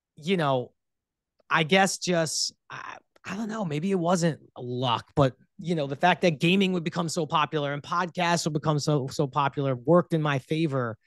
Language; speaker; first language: English; native; English